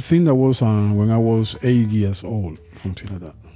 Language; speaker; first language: English; non-native, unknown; Spanish